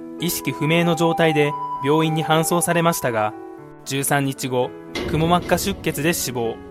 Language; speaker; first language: Japanese; native; Japanese